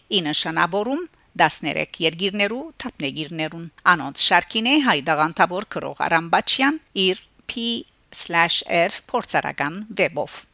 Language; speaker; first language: Armenian; early bilingual, heritage; Armenian